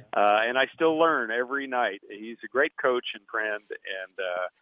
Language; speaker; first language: English; native; English